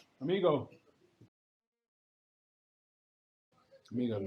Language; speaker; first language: Spanish; non-native, learner; English